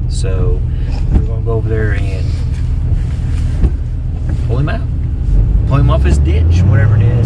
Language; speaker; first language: English; native; English